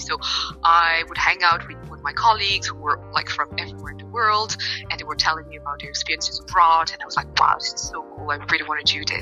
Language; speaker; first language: English; non-native, fluent; French